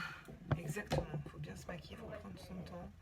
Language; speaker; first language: French; native; French